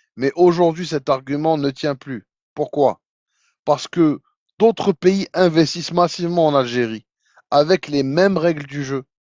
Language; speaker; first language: French; non-native, local second language; Arabic